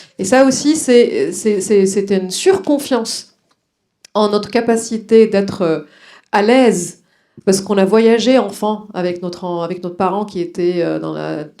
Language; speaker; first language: French; non-native, local second language; Arabic